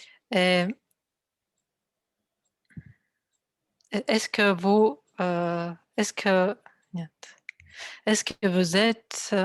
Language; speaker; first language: French; non-native, learner; Russian